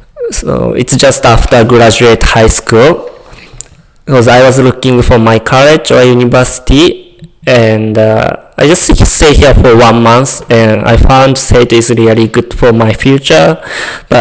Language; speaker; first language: English; non-native, learner; Japanese